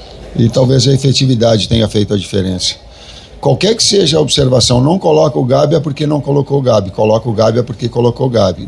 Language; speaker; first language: Portuguese; native; Portuguese